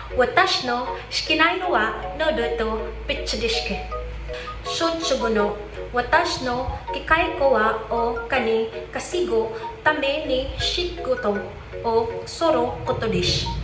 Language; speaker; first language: Japanese; non-native, learner; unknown